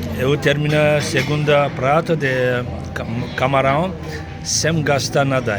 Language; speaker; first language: Portuguese; non-native, learner; Turkish